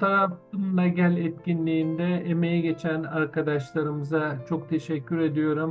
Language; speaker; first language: Turkish; native; Turkish